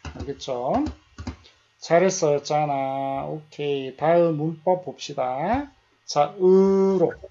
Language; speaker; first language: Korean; native; Korean